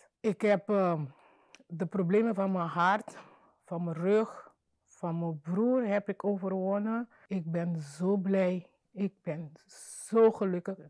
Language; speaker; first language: Dutch; non-native, fluent; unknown